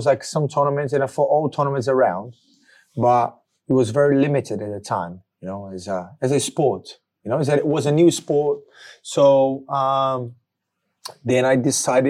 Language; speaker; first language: English; non-native, fluent; Portuguese